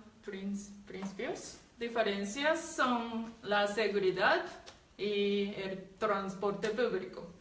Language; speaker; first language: Spanish; non-native, learner; Japanese